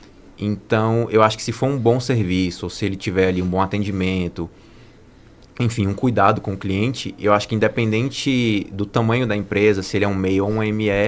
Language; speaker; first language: Portuguese; native; Portuguese